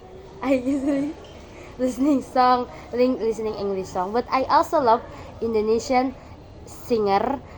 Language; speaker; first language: English; non-native, learner; Indonesian